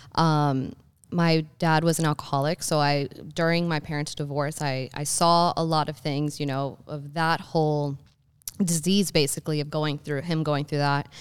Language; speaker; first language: English; native; English